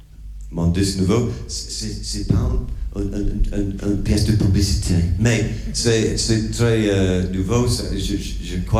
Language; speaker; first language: French; non-native, learner; English